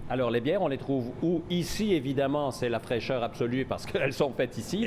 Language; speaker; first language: French; native; French